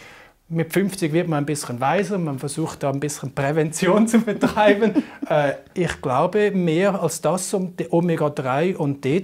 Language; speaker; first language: German; native; German